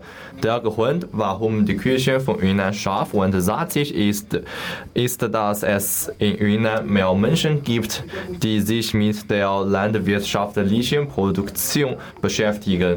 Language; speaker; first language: German; non-native, learner; Chinese